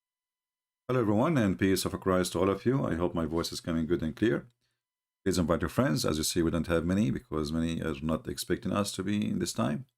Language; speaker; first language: English; non-native, fluent; Arabic